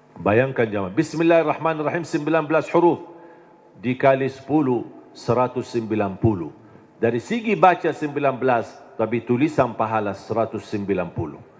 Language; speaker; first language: Indonesian; non-native, fluent; Arabic